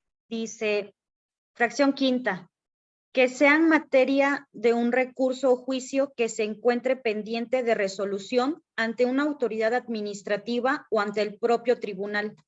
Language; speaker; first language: Spanish; native; Spanish